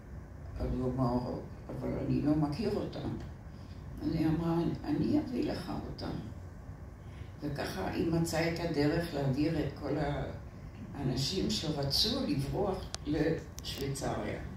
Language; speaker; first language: Hebrew; non-native, fluent; French